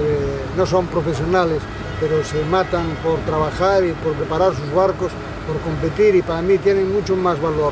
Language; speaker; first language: Spanish; native; Spanish